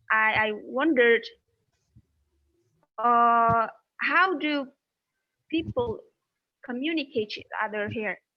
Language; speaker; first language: English; non-native, fluent; Indonesian